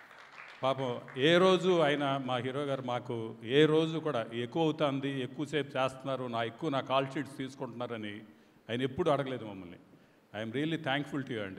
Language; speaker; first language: Telugu; native; Telugu